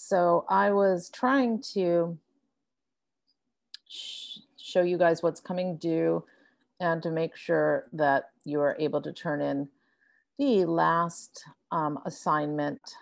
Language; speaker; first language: English; native; English